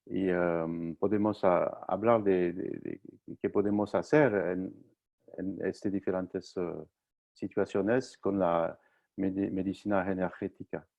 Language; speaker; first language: Spanish; non-native, learner; French